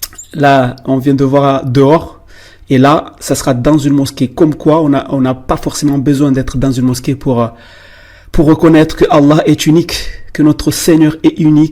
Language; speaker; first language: French; native; French